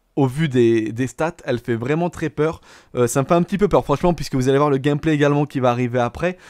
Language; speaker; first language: French; native; French